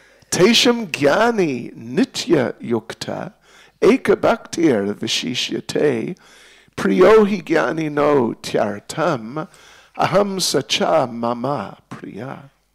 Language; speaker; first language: Russian; non-native, learner; English